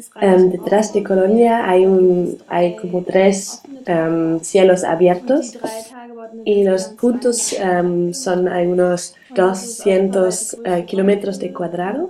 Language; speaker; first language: Spanish; non-native, learner; German